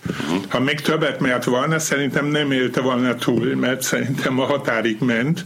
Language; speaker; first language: Hungarian; non-native, fluent; Dutch